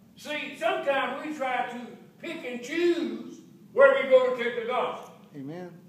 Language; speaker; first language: English; native; English